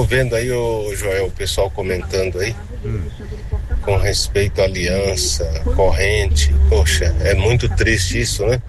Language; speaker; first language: Portuguese; native; Portuguese